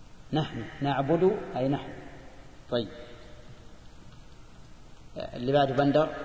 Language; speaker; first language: Arabic; native; Arabic